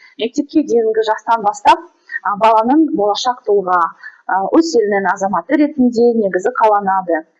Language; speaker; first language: Kazakh; non-native, local second language; Russian